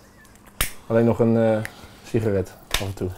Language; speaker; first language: Dutch; native; Dutch